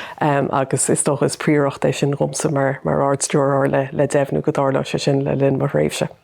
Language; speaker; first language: Irish; native; Irish